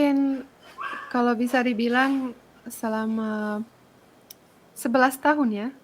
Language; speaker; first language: Indonesian; non-native, fluent; Finnish